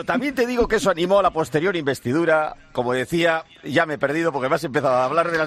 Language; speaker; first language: Spanish; native; Spanish